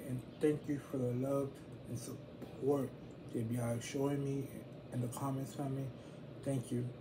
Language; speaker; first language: English; early bilingual, other home language; Spanish